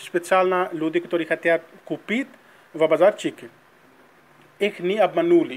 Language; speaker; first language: Russian; non-native, learner; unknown